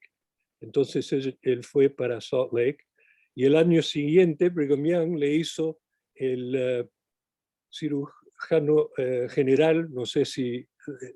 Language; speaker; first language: Spanish; non-native, fluent; English